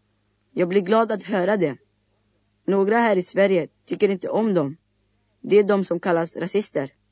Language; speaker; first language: Swedish; non-native, learner; Greek